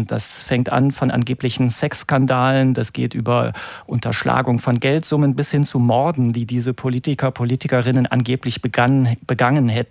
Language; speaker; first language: German; native; German